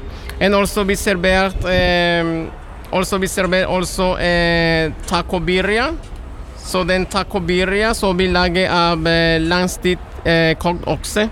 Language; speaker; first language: Norwegian; non-native, learner; Spanish